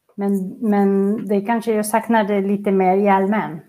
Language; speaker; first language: Swedish; non-native, fluent; Spanish